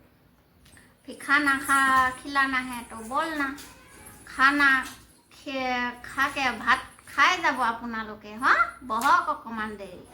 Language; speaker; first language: Hindi; non-native, local second language; Assamese